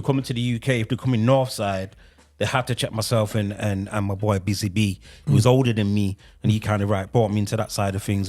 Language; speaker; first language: English; native; English